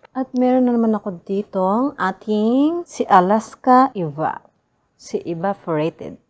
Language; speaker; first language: Filipino; non-native, local second language; Cebuano